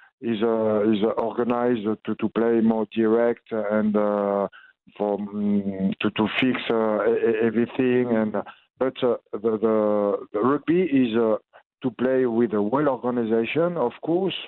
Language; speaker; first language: English; non-native, learner; French